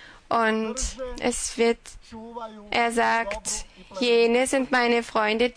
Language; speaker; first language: German; non-native, fluent; Croatian